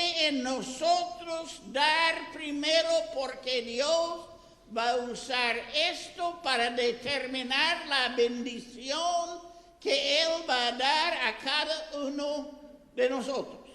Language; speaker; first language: Spanish; non-native, fluent; English